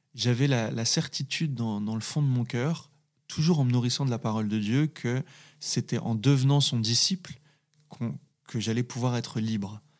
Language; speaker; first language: French; native; French